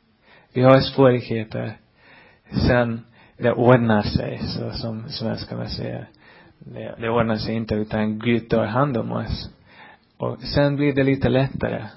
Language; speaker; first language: Swedish; non-native, fluent; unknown